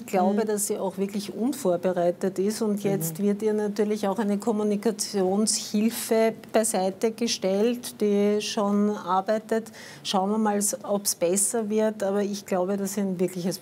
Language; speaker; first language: German; native; German